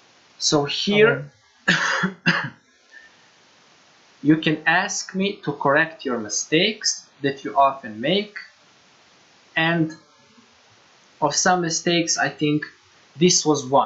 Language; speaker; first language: English; non-native, fluent; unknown